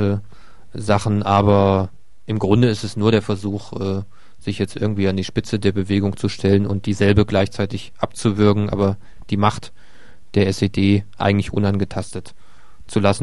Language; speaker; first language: German; native; German